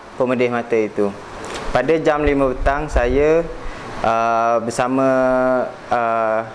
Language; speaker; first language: Malay; native; Malay